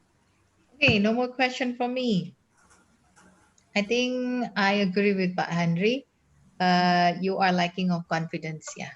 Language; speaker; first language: English; non-native, fluent; Indonesian